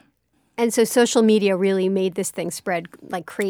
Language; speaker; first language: English; native; English